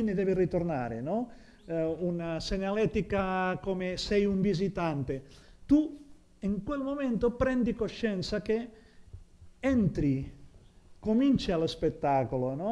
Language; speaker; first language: Italian; non-native, fluent; Catalan